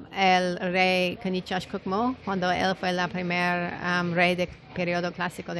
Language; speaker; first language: Spanish; non-native, fluent; English